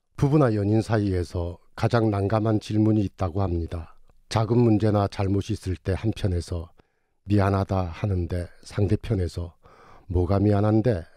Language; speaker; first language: Korean; native; Korean